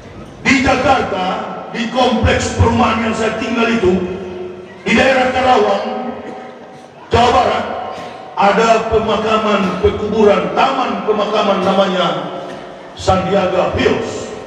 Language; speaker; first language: Indonesian; native; Indonesian